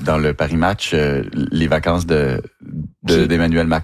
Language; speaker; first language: French; native; French